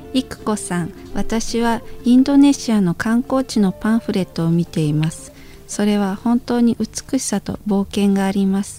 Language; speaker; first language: Japanese; non-native, learner; Indonesian